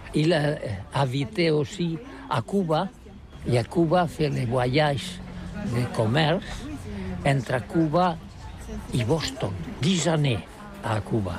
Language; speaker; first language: French; non-native, learner; Catalan